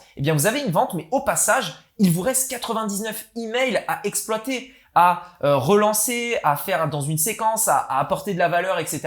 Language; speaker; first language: French; native; French